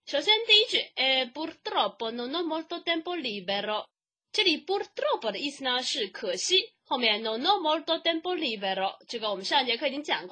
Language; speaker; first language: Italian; non-native, fluent; Chinese